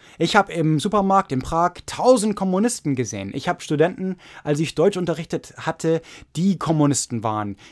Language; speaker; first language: German; non-native, fluent; English